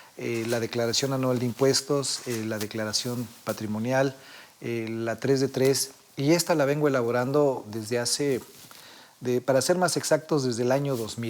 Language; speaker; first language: Spanish; native; Spanish